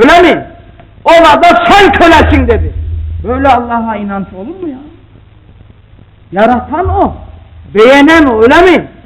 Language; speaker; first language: Turkish; native; Turkish